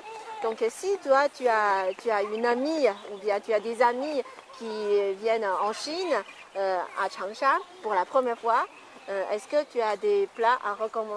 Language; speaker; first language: French; non-native, fluent; Chinese